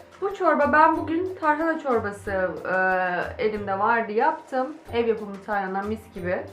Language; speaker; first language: Turkish; native; Turkish